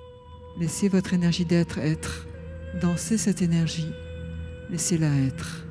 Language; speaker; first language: French; native; French